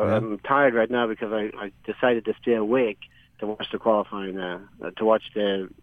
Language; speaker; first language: English; native; English